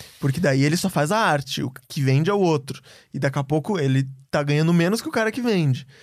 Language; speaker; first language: Portuguese; native; Portuguese